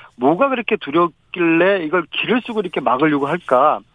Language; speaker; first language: Korean; native; Korean